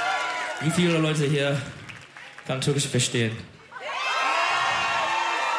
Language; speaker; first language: German; non-native, learner; Turkish